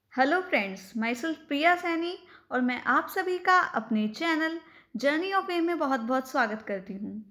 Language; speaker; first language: Hindi; native; Hindi